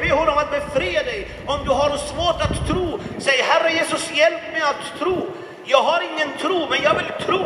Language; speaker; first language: Swedish; non-native, fluent; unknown